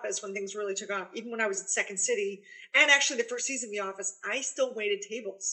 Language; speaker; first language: English; native; English